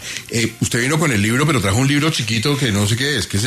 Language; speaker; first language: Spanish; native; Spanish